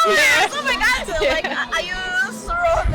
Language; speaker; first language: English; non-native, learner; Russian